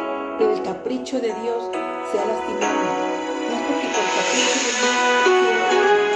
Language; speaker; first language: Spanish; native; Spanish